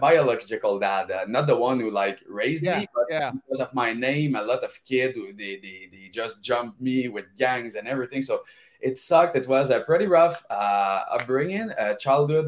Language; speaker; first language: English; non-native, fluent; French